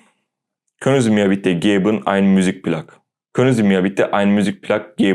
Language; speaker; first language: German; non-native, learner; Turkish